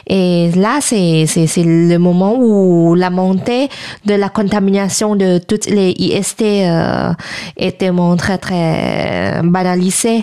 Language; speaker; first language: French; non-native, fluent; Thai